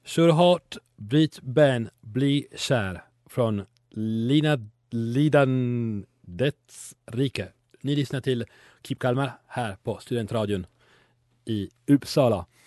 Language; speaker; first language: Swedish; non-native, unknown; Italian